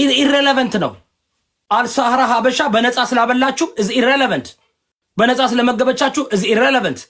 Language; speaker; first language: Amharic; early bilingual, heritage; Amharic